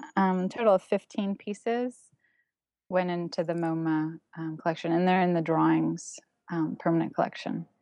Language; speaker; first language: English; non-native, fluent; German